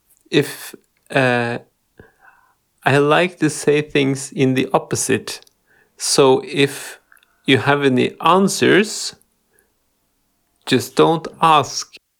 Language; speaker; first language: English; non-native, fluent; Norwegian